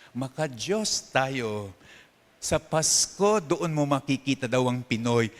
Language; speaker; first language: Filipino; non-native, local second language; Pampanga